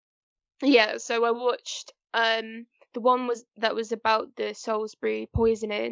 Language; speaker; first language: English; native; English